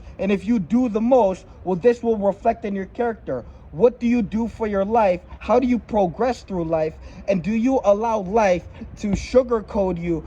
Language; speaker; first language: English; native; English